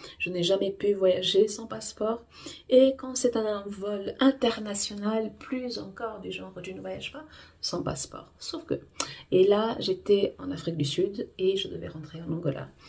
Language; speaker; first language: French; non-native, fluent; Portuguese